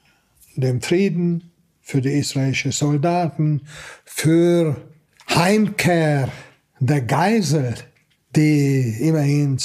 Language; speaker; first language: German; non-native, fluent; Hungarian